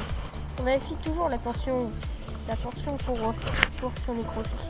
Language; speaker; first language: French; native; French